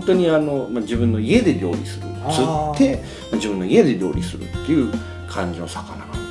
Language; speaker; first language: Japanese; native; Japanese